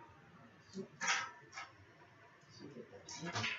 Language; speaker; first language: French; native; French